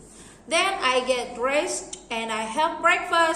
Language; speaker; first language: English; non-native, fluent; Indonesian